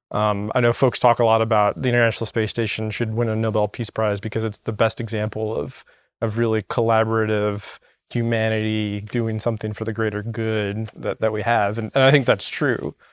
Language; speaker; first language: English; native; English